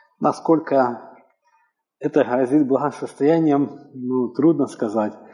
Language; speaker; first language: Russian; native; Russian